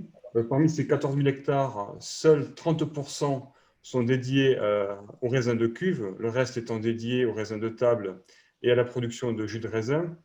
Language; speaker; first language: French; native; French